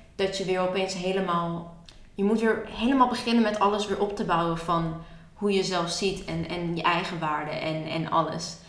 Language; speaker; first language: Dutch; early bilingual, other home language; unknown